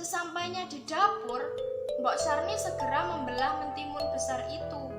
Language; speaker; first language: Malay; non-native, local second language; Javanese